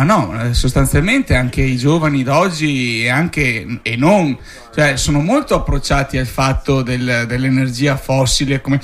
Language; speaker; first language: Italian; native; Italian